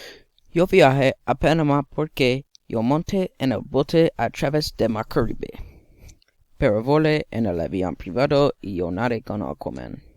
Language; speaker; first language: Spanish; non-native, learner; English